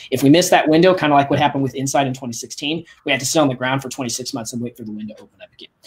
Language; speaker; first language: English; native; English